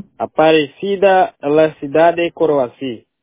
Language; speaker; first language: Spanish; non-native, learner; Portuguese